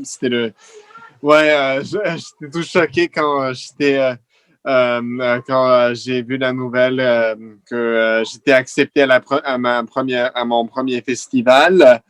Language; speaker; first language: French; non-native, fluent; English